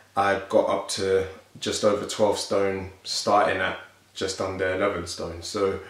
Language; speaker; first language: English; native; English